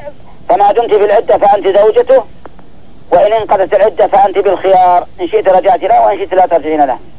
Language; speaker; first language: Arabic; native; Arabic